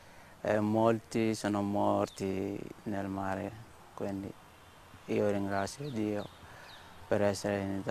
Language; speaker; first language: Italian; non-native, learner; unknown